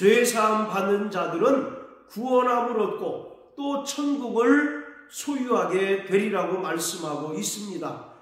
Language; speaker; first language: Korean; native; Korean